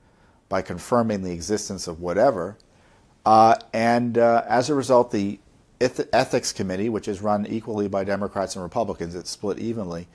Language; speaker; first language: English; native; English